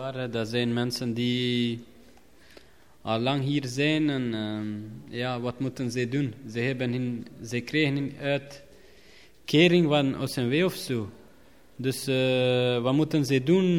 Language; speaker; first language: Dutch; non-native, learner; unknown